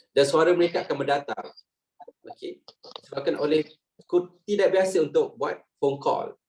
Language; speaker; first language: Malay; native; Malay